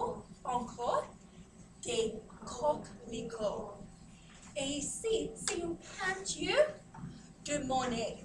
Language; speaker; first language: French; non-native, fluent; English